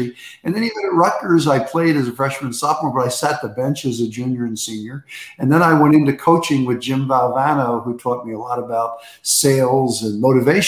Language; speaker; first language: English; native; English